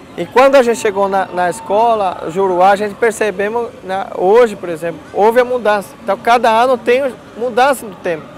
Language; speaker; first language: Portuguese; non-native, local second language; Guarani